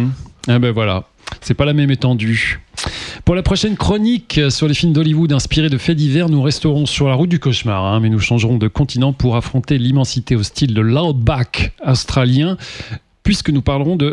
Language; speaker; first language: French; native; French